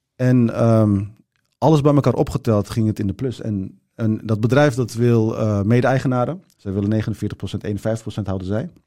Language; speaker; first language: Dutch; early bilingual, other home language; Turkish